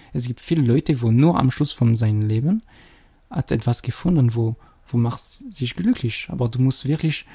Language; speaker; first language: German; non-native, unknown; French